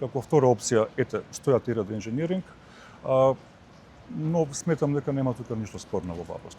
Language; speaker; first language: Macedonian; native; Macedonian